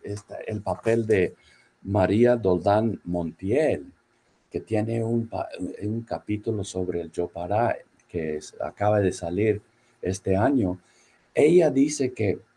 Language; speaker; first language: Spanish; non-native, fluent; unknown